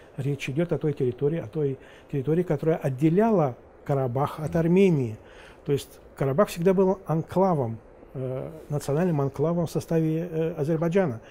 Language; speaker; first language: Russian; non-native, local second language; Romanian